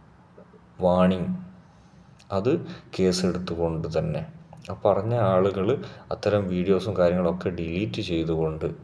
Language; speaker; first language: Malayalam; native; Malayalam